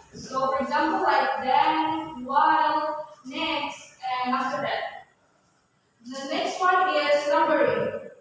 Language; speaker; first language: English; non-native, fluent; Indonesian